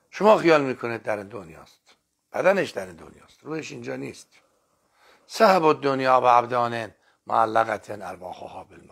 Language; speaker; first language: Persian; non-native, local second language; Azerbaijani